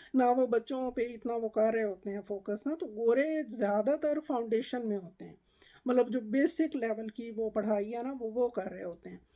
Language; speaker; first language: Urdu; native; Urdu